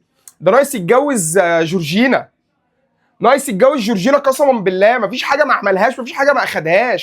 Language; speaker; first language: Arabic; native; Arabic